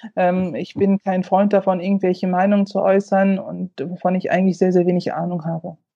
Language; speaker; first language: German; early bilingual, other home language; Turkish